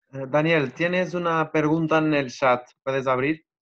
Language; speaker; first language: Spanish; non-native, learner; Portuguese